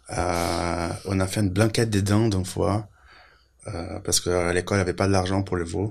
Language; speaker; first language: French; non-native, fluent; Portuguese